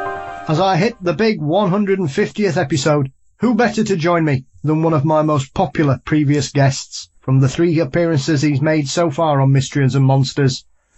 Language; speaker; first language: English; native; English